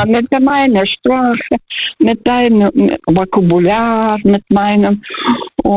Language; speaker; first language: German; non-native, fluent; Russian